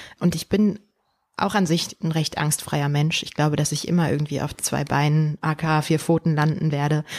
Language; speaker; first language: German; early bilingual, other home language; Polish